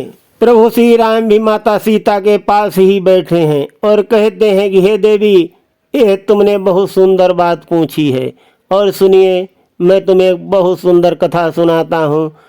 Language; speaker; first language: Hindi; native; Hindi